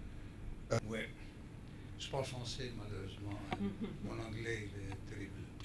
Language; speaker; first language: French; non-native, fluent; Greek